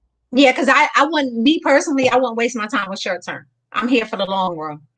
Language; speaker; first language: English; native; English